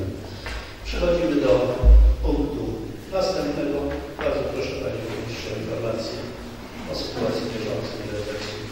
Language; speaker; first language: Polish; native; Polish